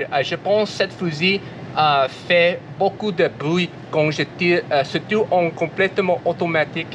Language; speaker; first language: French; non-native, learner; English